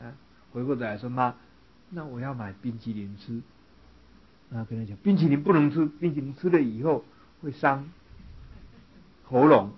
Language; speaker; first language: Chinese; native; Chinese